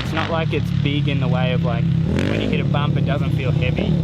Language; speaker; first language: English; native; English